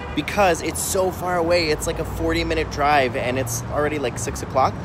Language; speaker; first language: English; native; English